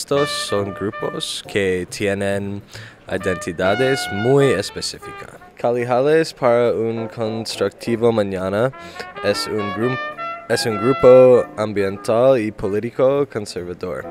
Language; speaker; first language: Spanish; non-native, learner; English